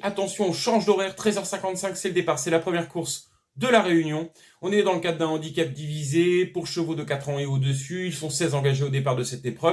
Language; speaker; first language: French; native; French